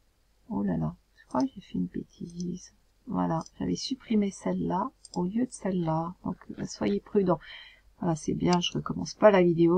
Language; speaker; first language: French; native; French